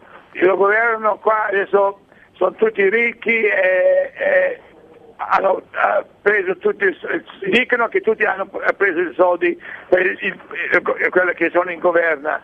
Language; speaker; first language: Italian; early bilingual, heritage; English